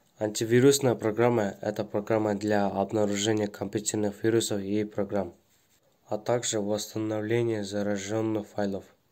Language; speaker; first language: Russian; non-native, local second language; Kyrgyz